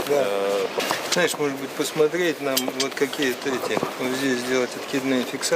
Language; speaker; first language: Russian; native; Russian